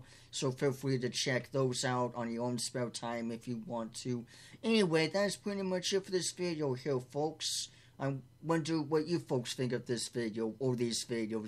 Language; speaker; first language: English; native; English